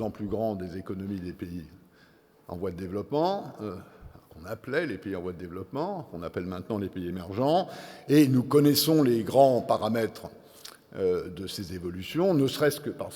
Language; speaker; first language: French; native; French